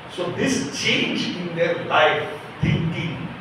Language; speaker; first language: English; non-native, local second language; Marathi